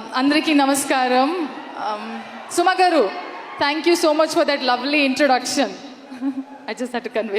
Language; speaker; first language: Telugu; non-native, learner; Kannada